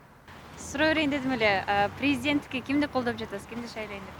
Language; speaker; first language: Kyrgyz; native; Kyrgyz